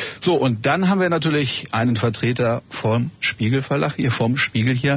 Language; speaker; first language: German; native; German